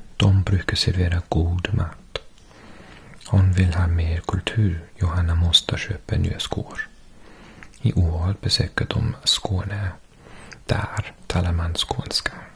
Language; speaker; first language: Swedish; non-native, learner; Welsh